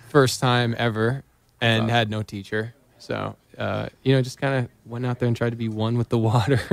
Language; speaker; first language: English; native; English